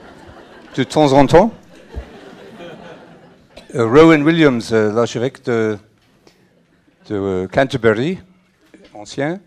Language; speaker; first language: French; non-native, fluent; English